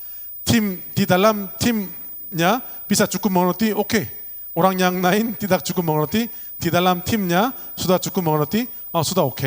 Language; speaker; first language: Indonesian; non-native, learner; Korean